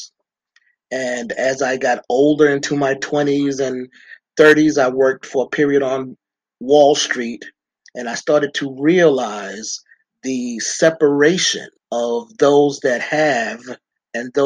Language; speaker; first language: English; native; English